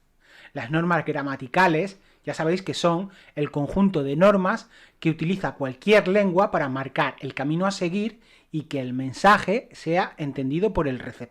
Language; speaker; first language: Spanish; native; Spanish